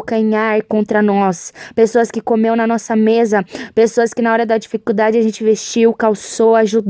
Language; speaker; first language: Portuguese; native; Portuguese